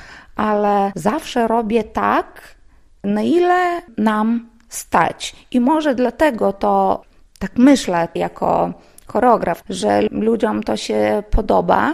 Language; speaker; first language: Polish; non-native, local second language; Lithuanian